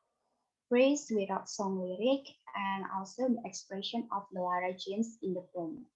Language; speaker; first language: English; non-native, learner; Indonesian